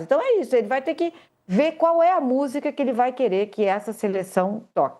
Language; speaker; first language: Portuguese; native; Portuguese